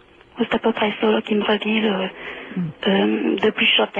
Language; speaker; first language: French; native; French